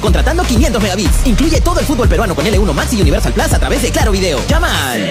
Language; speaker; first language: Spanish; native; Spanish